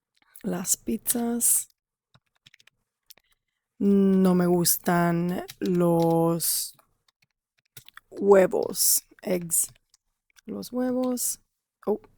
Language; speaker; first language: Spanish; non-native, fluent; English